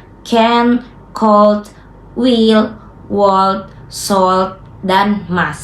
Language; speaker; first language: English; non-native, learner; Indonesian